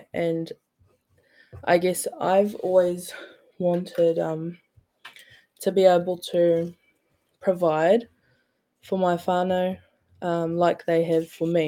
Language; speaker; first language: English; native; English